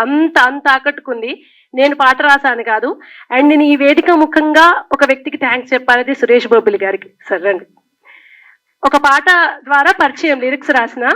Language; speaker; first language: Telugu; native; Telugu